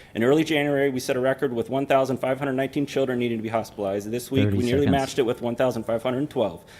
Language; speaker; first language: English; native; English